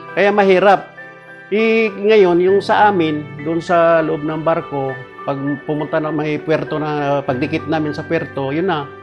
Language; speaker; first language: Filipino; non-native, local second language; Cebuano